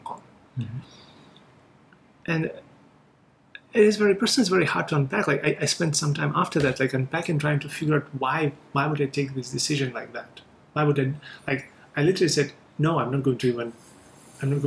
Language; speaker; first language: English; non-native, fluent; Russian